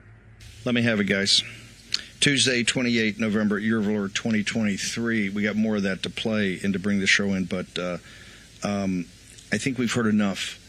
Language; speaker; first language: English; native; English